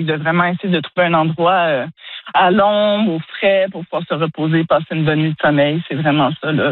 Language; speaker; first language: French; native; French